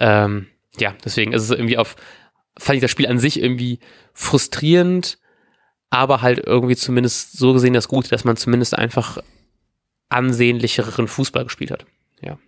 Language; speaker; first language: German; native; German